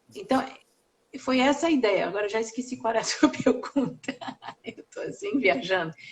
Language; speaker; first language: Portuguese; non-native, fluent; English